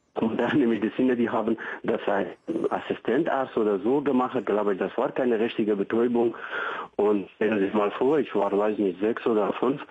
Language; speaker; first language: German; non-native, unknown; Arabic